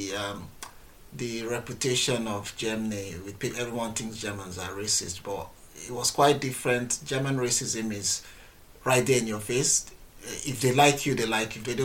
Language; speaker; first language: English; non-native, local second language; Yoruba